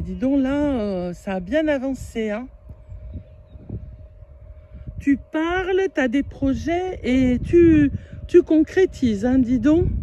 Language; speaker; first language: French; native; French